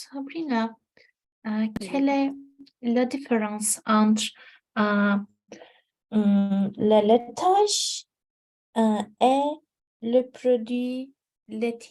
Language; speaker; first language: French; non-native, learner; Turkish